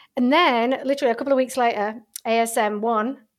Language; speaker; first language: English; native; English